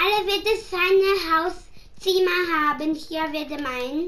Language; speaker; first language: German; non-native, learner; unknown